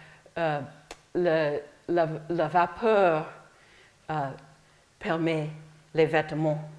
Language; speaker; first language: French; non-native, fluent; English